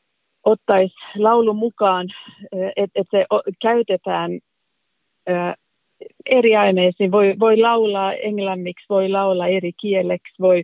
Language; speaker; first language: Finnish; non-native, local second language; Swedish